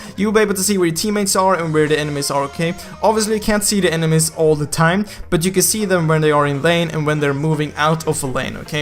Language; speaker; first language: English; non-native, fluent; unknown